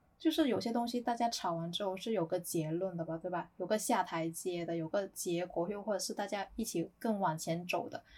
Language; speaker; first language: Chinese; native; Chinese